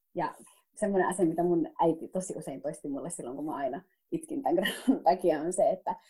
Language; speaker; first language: Finnish; early bilingual, other home language; Somali